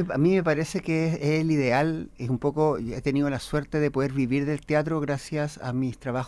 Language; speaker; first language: Spanish; native; Spanish